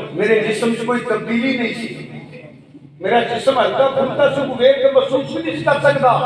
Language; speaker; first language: Urdu; non-native, local second language; Punjabi